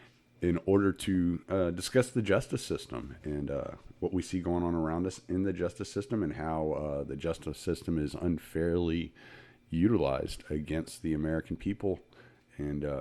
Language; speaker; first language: English; native; English